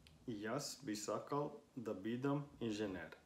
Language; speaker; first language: Macedonian; non-native, learner; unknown